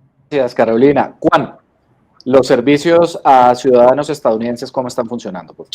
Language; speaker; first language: Spanish; native; Spanish